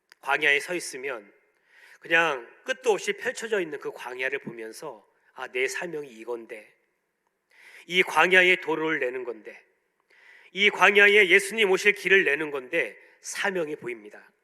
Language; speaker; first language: Korean; native; Korean